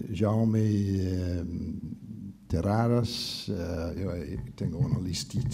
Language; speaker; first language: Spanish; non-native, learner; English